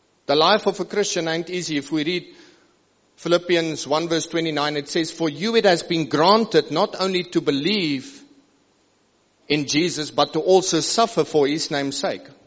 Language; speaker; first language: English; non-native, local second language; Afrikaans